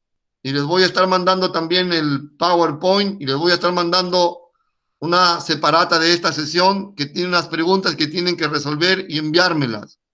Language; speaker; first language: Spanish; native; Spanish